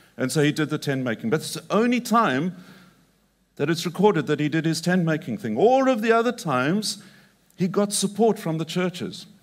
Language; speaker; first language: English; native; English